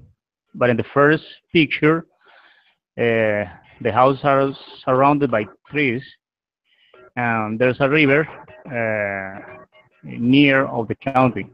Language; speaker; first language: English; non-native, learner; Spanish